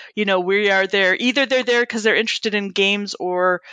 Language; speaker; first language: English; native; English